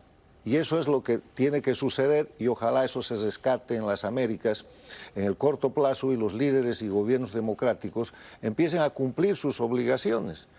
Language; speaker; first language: Spanish; native; Spanish